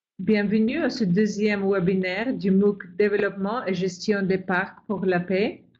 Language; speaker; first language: French; non-native, fluent; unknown